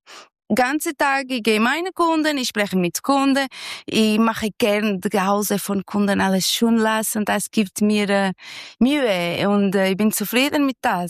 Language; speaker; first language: German; non-native, learner; Portuguese